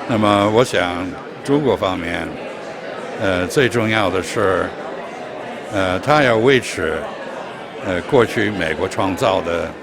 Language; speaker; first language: Chinese; non-native, fluent; English